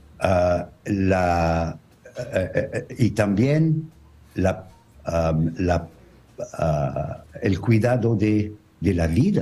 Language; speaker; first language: Spanish; non-native, learner; French